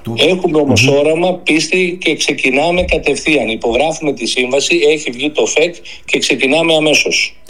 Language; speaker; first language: Greek; native; Greek